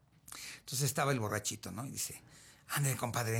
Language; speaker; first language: Spanish; native; Spanish